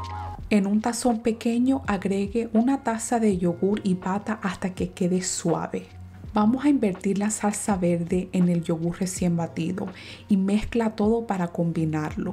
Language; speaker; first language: Spanish; non-native, fluent; English